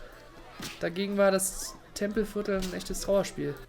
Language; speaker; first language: German; native; German